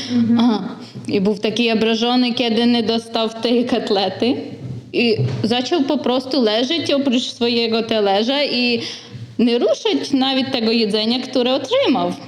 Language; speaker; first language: Polish; non-native, learner; Ukrainian